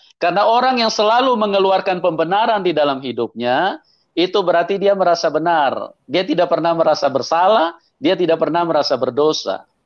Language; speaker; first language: Indonesian; native; Indonesian